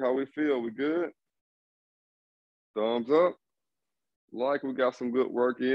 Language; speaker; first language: English; native; English